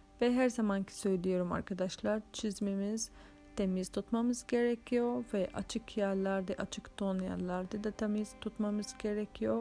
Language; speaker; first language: Turkish; non-native, fluent; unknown